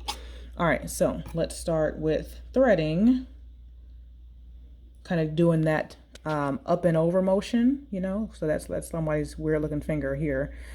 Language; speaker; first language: English; native; English